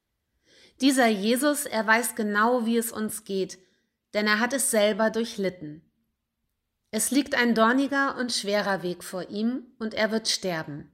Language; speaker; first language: German; native; German